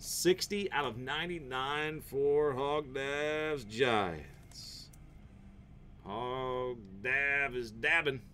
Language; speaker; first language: English; native; English